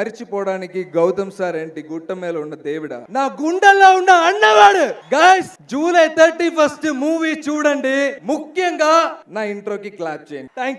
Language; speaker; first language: Telugu; non-native, learner; Malayalam